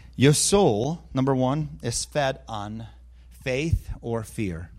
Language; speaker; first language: English; early bilingual, other home language; Ukrainian